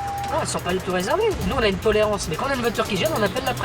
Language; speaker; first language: French; native; French